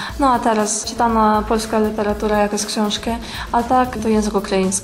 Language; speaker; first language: Polish; early bilingual, heritage; Polish